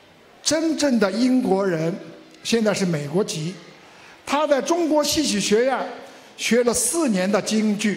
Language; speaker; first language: Chinese; native; Chinese